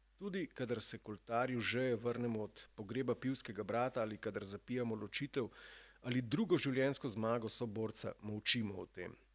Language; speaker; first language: Slovenian; native; Slovenian